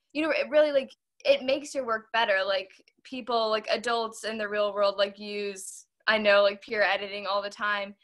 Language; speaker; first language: English; native; English